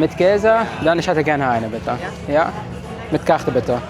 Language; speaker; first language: German; non-native, learner; Arabic